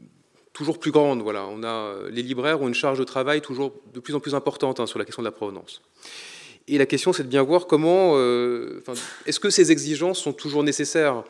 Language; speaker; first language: French; native; French